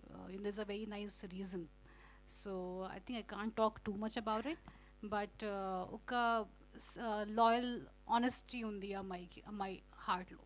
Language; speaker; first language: Telugu; non-native, fluent; Hindi